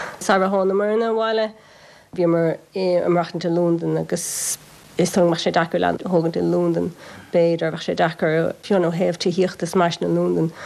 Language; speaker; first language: Irish; native; Irish